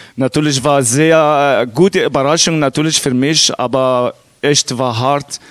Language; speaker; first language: German; non-native, learner; Arabic